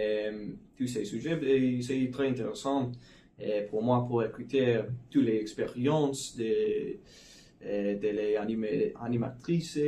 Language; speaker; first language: French; non-native, learner; English